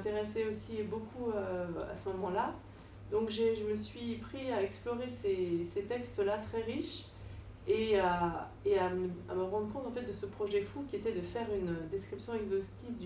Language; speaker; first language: French; native; French